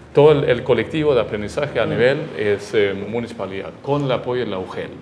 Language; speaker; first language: Spanish; non-native, fluent; Swedish